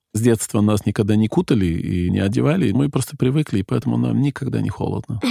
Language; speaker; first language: Russian; non-native, fluent; Dutch